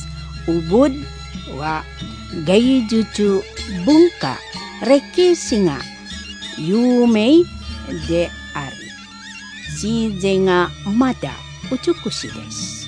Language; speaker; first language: Japanese; non-native, learner; Indonesian